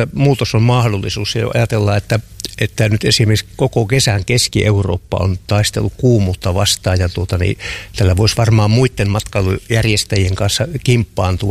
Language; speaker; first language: Finnish; native; Finnish